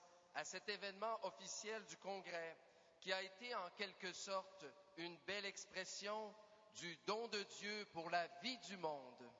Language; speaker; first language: French; native; French